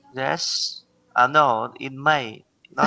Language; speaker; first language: English; non-native, learner; Vietnamese